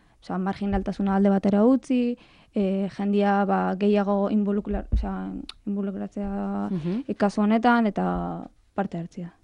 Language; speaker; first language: Basque; non-native, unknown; Arabic